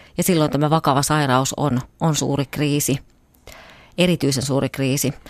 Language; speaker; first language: Finnish; native; Finnish